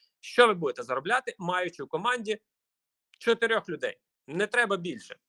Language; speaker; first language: Ukrainian; native; Ukrainian